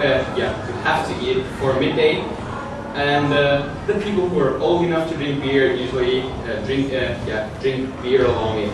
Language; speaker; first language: English; non-native, fluent; German